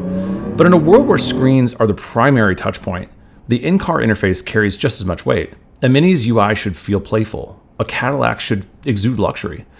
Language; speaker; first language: English; native; English